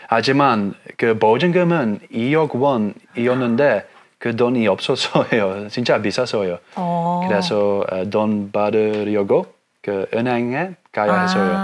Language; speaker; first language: Korean; non-native, learner; Dutch